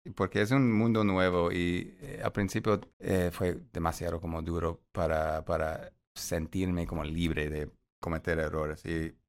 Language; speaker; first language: Spanish; non-native, fluent; English